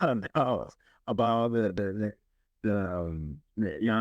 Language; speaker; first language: English; non-native, learner; Spanish